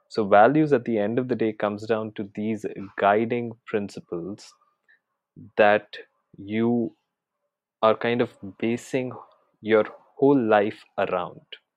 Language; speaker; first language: English; non-native, local second language; Hindi